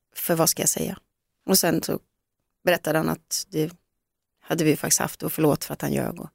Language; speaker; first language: Swedish; native; Swedish